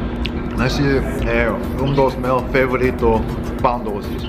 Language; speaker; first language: Portuguese; non-native, learner; Korean